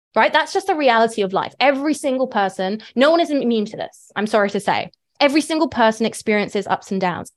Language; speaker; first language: English; native; English